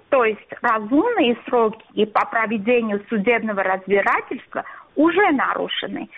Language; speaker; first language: Russian; non-native, local second language; Armenian